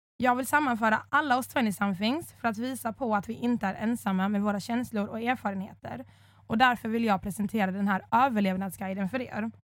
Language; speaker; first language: Swedish; early bilingual, other home language; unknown